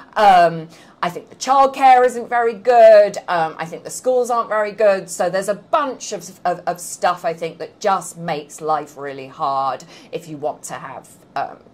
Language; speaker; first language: English; native; English